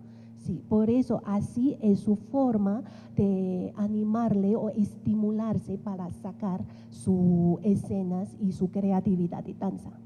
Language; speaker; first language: Spanish; non-native, fluent; Chinese